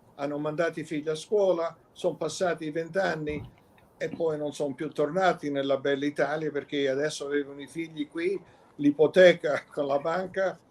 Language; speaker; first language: Italian; early bilingual, other home language; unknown